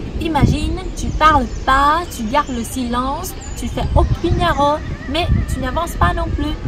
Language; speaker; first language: French; non-native, fluent; Vietnamese